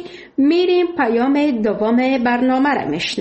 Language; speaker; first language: Persian; native; Persian